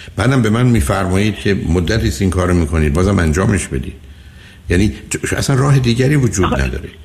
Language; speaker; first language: Persian; native; Persian